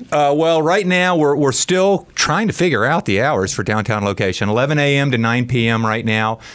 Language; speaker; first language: English; native; English